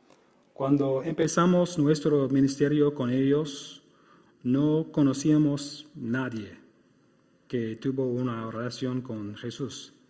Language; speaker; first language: Spanish; non-native, fluent; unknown